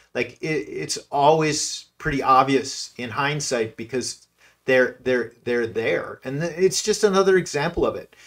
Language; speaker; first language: English; native; English